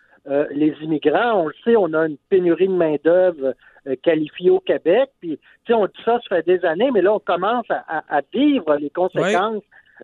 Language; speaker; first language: French; native; French